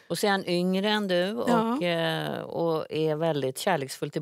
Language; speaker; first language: Swedish; native; Swedish